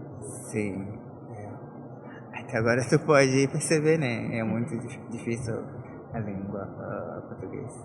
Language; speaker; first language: Portuguese; non-native, fluent; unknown